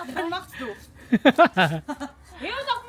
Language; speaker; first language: German; non-native, learner; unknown